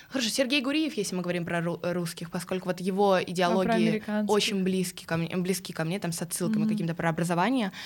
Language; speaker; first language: Russian; early bilingual, other home language; Swedish